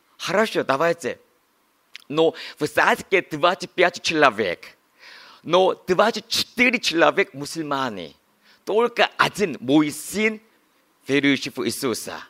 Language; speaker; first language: Russian; non-native, learner; Korean